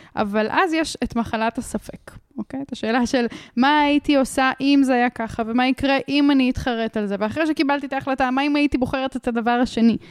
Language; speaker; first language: Hebrew; native; Hebrew